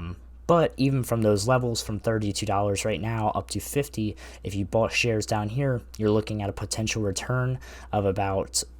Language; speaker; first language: English; native; English